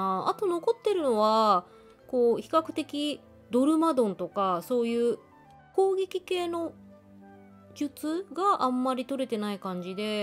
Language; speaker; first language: Japanese; native; Japanese